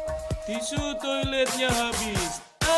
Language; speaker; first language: Indonesian; non-native, learner; Japanese